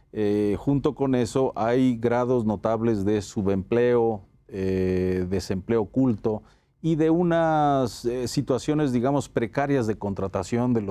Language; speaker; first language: Spanish; native; Spanish